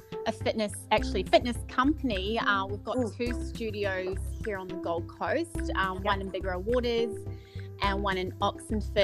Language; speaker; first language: English; native; English